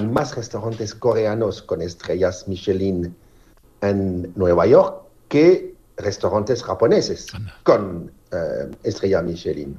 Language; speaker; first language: Spanish; non-native, fluent; French